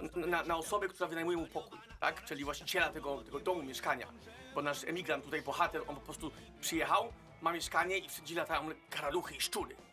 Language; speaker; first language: Polish; non-native, fluent; Danish